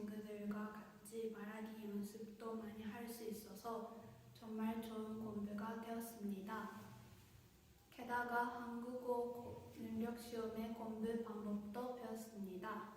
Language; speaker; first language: Korean; non-native, fluent; Japanese